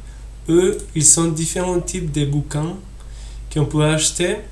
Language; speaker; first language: French; non-native, fluent; Spanish